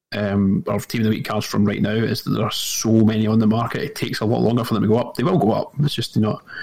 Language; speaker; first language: English; native; English